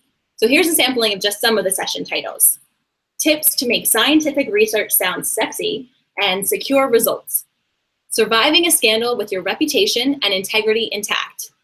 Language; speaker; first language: English; native; English